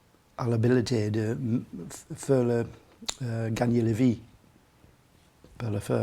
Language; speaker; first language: French; non-native, learner; English